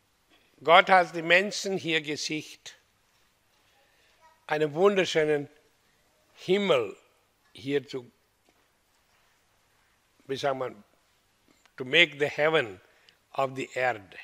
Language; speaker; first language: German; non-native, learner; Hindi